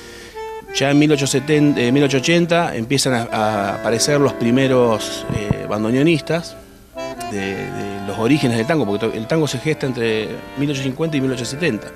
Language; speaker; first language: Spanish; native; Spanish